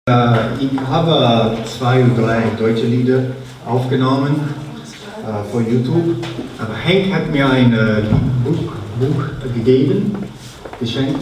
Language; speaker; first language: German; non-native, learner; Dutch